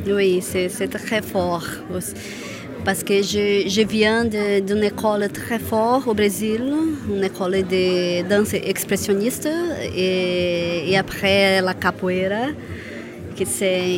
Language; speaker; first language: French; non-native, fluent; Portuguese